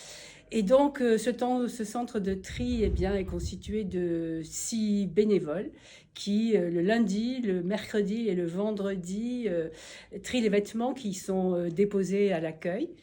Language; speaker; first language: French; native; French